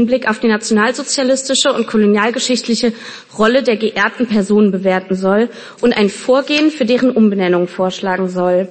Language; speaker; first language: German; native; German